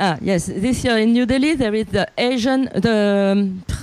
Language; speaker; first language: English; non-native, learner; Italian